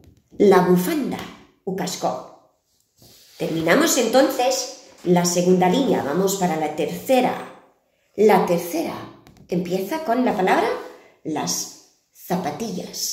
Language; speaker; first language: Spanish; non-native, fluent; Portuguese